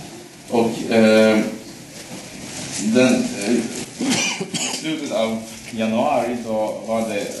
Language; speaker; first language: Swedish; non-native, fluent; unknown